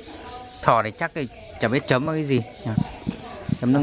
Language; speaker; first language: Vietnamese; native; Vietnamese